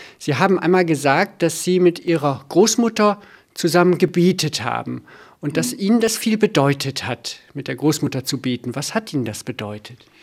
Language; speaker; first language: German; native; German